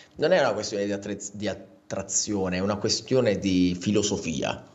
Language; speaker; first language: Italian; native; Italian